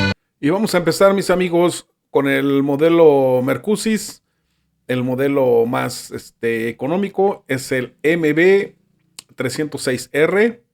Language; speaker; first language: Spanish; native; Spanish